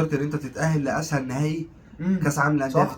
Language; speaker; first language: Arabic; native; Arabic